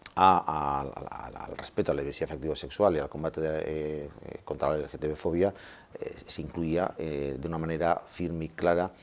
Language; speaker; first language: Spanish; non-native, local second language; Basque